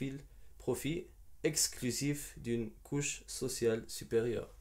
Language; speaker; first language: French; non-native, fluent; German